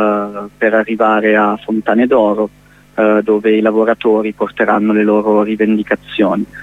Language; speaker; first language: Italian; native; Italian